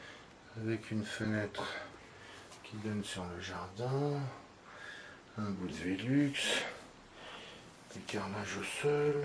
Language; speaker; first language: French; native; French